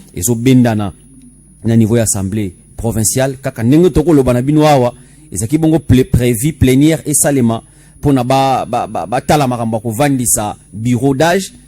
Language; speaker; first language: Lingala; non-native, local second language; Kituba (Democratic Republic of Congo)